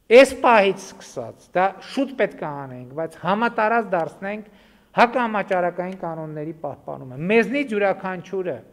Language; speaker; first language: Armenian; native; Armenian